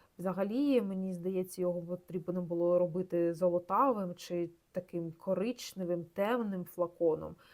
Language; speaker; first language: Ukrainian; non-native, local second language; Russian